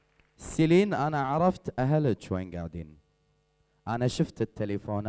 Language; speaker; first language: Arabic; native; Arabic